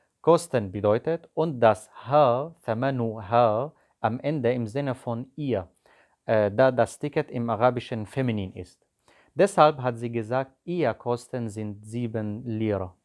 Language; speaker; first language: German; non-native, fluent; Arabic